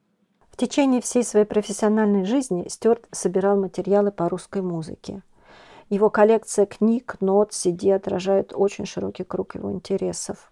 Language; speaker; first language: Russian; native; Russian